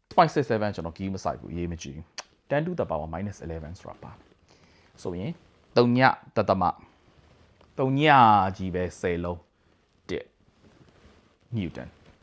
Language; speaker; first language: Burmese; native; Burmese